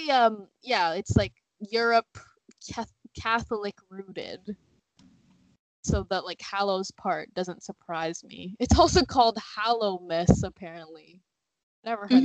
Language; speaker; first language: English; native; English